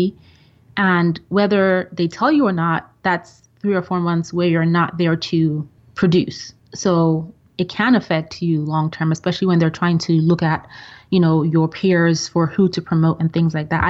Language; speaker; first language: English; non-native, local second language; Yoruba